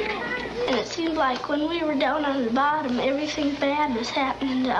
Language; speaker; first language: English; native; English